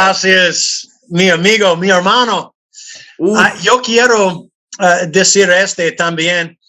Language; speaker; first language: Spanish; non-native, learner; English